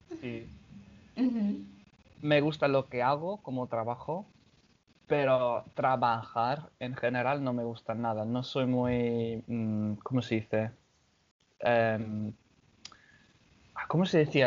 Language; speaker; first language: Spanish; non-native, fluent; English